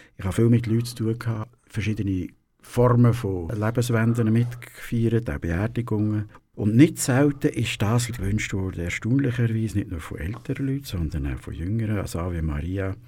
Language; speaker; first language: German; native; German